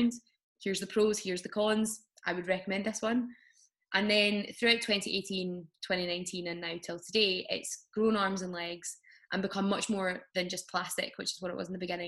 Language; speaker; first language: English; native; English